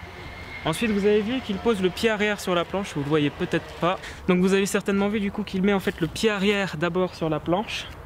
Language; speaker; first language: French; native; French